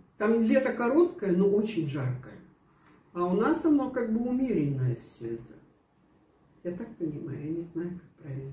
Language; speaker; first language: Russian; native; Russian